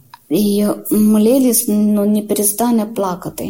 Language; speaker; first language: Ukrainian; non-native, learner; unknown